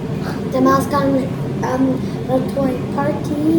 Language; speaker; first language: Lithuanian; early bilingual, heritage; Lithuanian